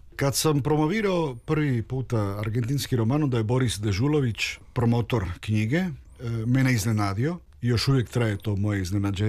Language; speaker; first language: Croatian; early bilingual, heritage; Croatian